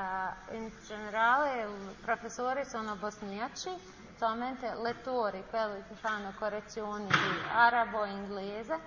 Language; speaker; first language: Italian; non-native, learner; Bosnian